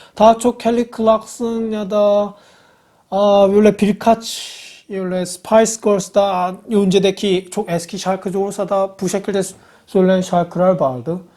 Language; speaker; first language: Turkish; non-native, fluent; Korean